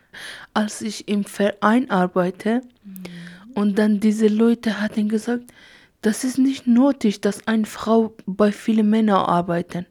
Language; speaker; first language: German; non-native, learner; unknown